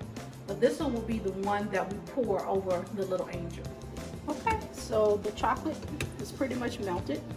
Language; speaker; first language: English; native; English